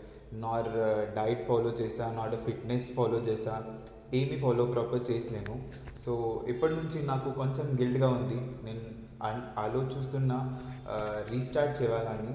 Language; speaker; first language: Telugu; early bilingual, heritage; Telugu